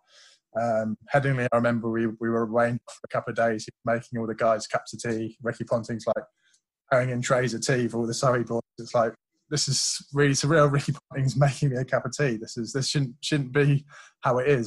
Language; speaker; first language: English; native; English